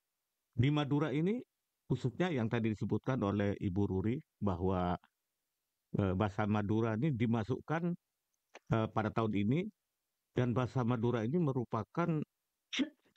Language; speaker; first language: Indonesian; non-native, local second language; Madurese